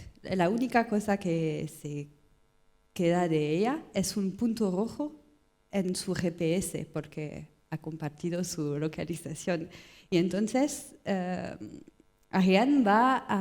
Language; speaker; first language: Spanish; non-native, learner; French